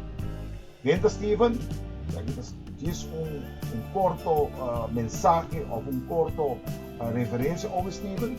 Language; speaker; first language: Portuguese; non-native, learner; Papiamento